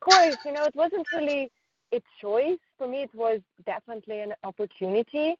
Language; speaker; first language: English; non-native, fluent; Russian